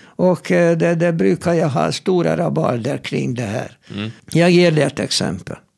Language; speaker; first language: Swedish; non-native, fluent; Hungarian